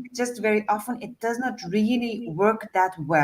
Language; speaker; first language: English; non-native, fluent; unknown